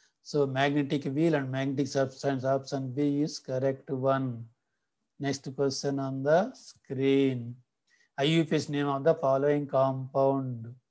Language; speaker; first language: English; non-native, local second language; Telugu